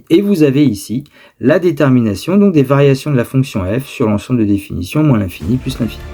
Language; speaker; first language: French; native; French